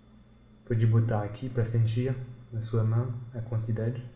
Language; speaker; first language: Portuguese; non-native, fluent; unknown